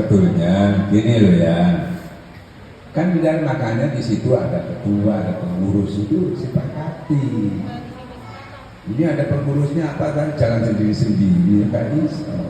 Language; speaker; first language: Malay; non-native, local second language; Javanese